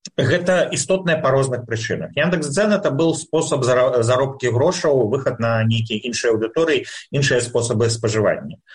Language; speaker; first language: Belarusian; native; Belarusian